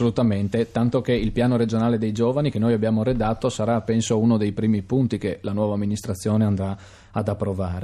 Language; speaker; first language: Italian; native; Italian